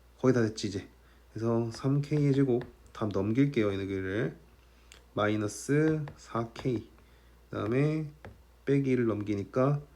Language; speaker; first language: Korean; native; Korean